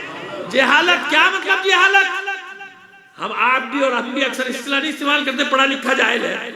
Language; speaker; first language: Urdu; native; Urdu